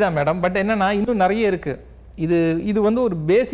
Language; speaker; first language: Tamil; native; Tamil